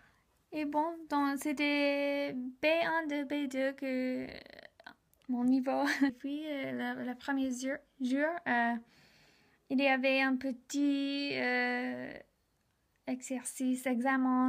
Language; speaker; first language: French; non-native, learner; English